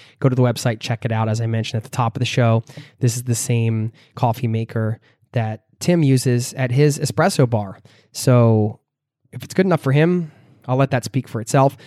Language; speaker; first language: English; native; English